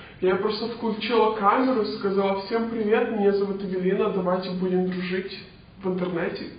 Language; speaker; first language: Russian; non-native, local second language; Romanian